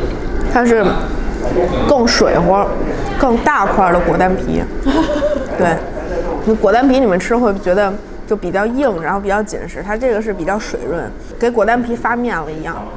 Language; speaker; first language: Chinese; native; Chinese